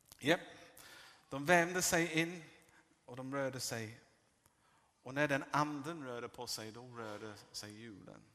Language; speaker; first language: Swedish; non-native, fluent; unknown